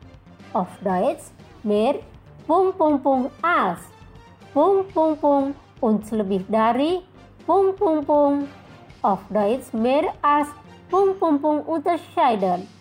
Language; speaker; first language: German; non-native, fluent; Indonesian